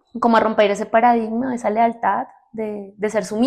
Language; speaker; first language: Spanish; native; Spanish